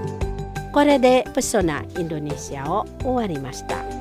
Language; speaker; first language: Japanese; non-native, fluent; Indonesian